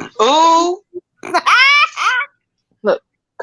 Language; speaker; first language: English; native; English